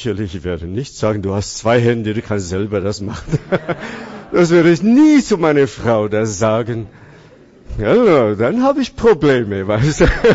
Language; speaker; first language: German; non-native, fluent; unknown